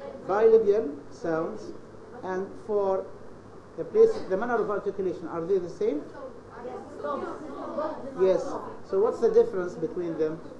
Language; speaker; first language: English; non-native, fluent; Arabic